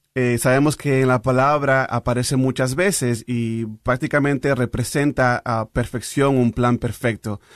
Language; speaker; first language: Spanish; native; Spanish